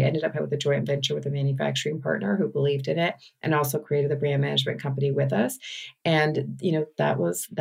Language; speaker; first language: English; native; English